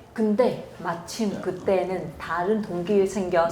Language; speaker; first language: Korean; non-native, fluent; Vietnamese